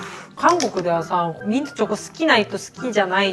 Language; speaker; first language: Japanese; non-native, fluent; Korean